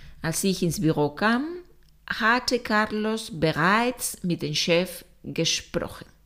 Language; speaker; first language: German; non-native, fluent; Spanish